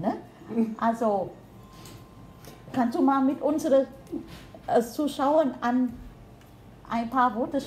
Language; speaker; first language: German; non-native, learner; Vietnamese